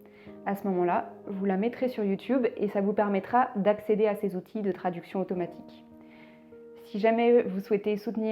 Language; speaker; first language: French; native; French